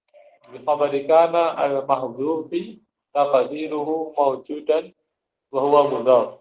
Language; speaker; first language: Arabic; non-native, learner; Indonesian